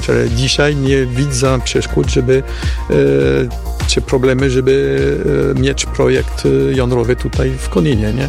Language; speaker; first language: Polish; non-native, fluent; French